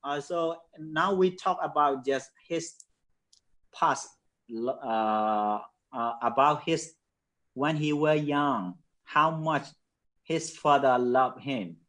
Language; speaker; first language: English; non-native, fluent; Mon